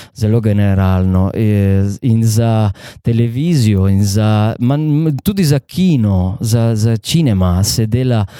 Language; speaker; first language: Slovenian; non-native, fluent; Italian